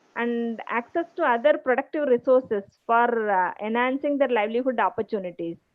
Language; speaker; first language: English; non-native, local second language; Tamil